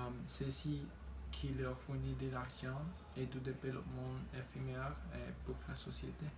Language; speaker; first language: French; non-native, learner; Spanish